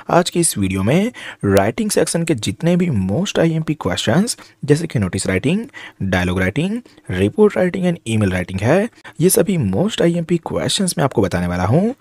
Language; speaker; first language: Hindi; non-native, local second language; Gujarati